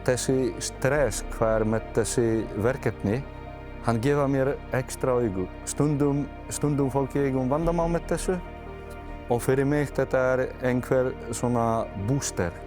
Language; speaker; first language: Icelandic; non-native, learner; Polish